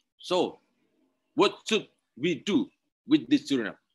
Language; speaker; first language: English; non-native, learner; Indonesian